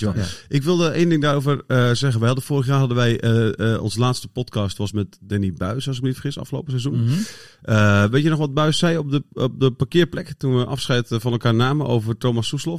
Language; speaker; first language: Dutch; native; Dutch